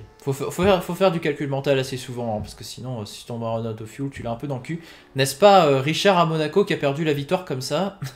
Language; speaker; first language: French; native; French